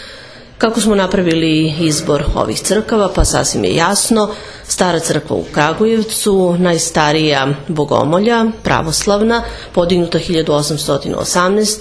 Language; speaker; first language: Serbian; native; Serbian